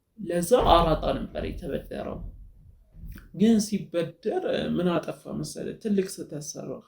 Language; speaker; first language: Amharic; native; Amharic